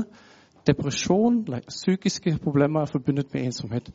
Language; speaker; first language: Norwegian; non-native, fluent; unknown